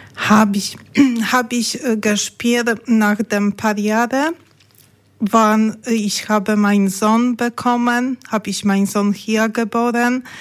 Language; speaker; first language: German; non-native, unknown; Polish